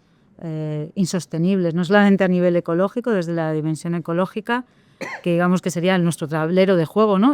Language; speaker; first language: Spanish; native; Spanish